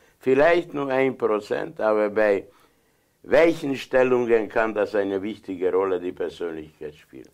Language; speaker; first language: German; non-native, fluent; Hungarian